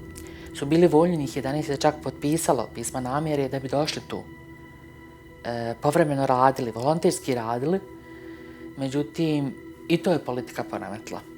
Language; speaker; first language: Bosnian; native; Bosnian